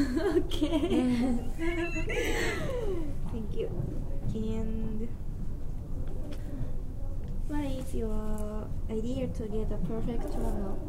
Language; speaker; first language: English; non-native, learner; Japanese